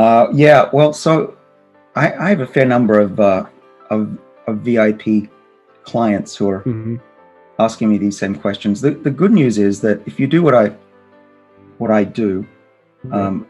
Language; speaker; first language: English; native; English